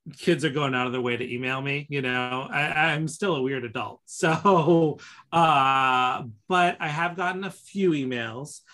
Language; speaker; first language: English; native; English